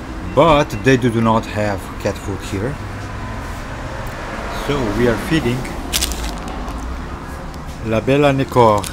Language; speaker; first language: English; non-native, fluent; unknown